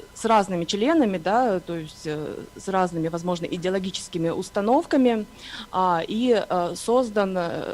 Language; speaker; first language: Russian; native; Russian